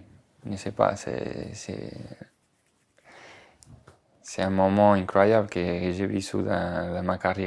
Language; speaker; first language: French; non-native, fluent; Spanish